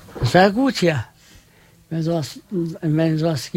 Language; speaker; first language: German; non-native, learner; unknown